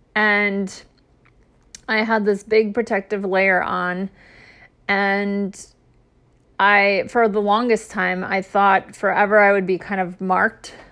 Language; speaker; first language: English; native; English